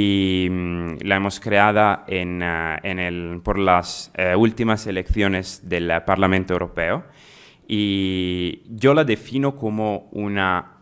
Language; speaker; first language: Spanish; non-native, fluent; Italian